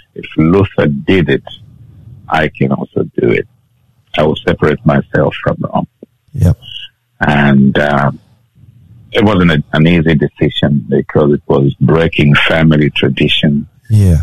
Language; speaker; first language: English; non-native, local second language; Bemba